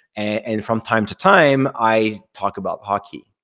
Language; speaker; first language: English; non-native, fluent; French